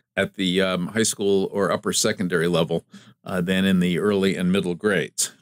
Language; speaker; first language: English; native; English